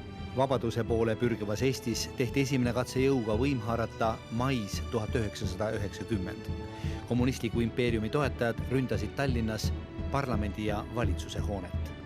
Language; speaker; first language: Estonian; native; Estonian